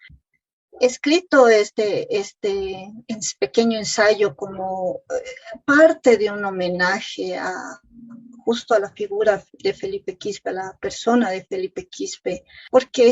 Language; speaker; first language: Spanish; native; Spanish